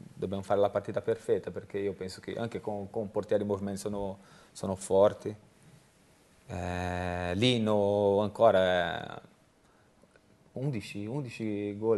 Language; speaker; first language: Italian; non-native, learner; Portuguese